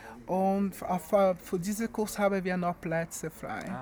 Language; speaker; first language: German; non-native, learner; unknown